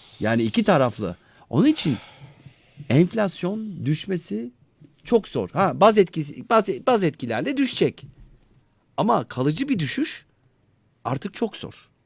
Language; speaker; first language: Turkish; native; Turkish